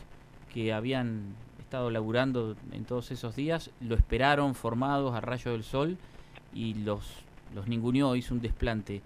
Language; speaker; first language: Spanish; native; Spanish